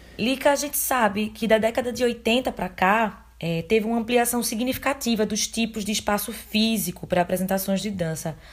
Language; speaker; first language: Portuguese; native; Portuguese